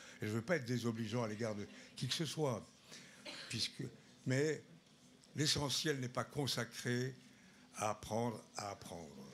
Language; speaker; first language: French; native; French